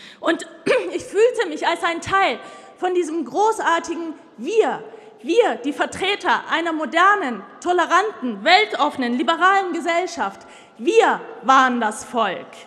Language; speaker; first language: German; early bilingual, other home language; Turkish